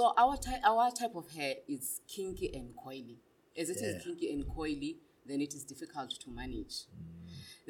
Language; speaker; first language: English; non-native, local second language; Xhosa